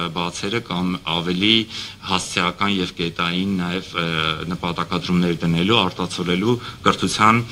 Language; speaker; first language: Armenian; native; Armenian